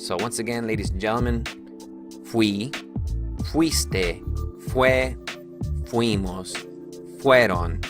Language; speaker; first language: Spanish; non-native, fluent; English